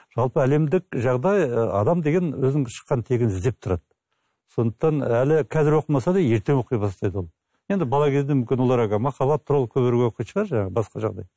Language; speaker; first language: Kazakh; native; Kazakh